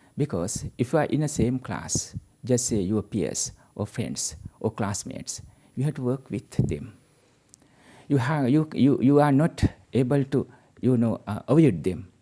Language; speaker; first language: English; non-native, local second language; Sinhala